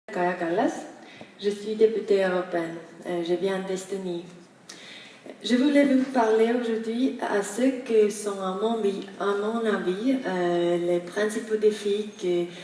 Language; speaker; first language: French; non-native, fluent; Estonian